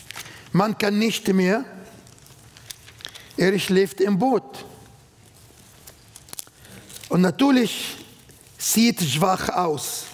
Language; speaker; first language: German; non-native, fluent; Arabic